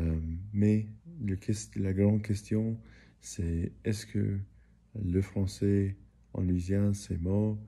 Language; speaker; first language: French; early bilingual, heritage; English